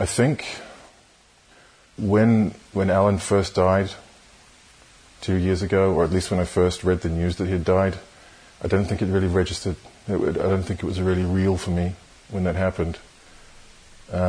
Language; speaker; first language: English; native; English